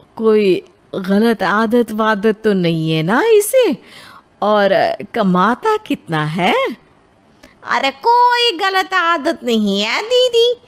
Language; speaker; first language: Hindi; native; Hindi